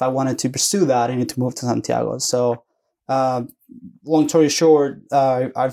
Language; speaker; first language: English; non-native, fluent; Spanish